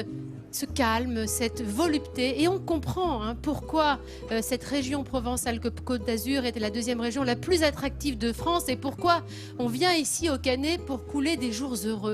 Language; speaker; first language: French; native; French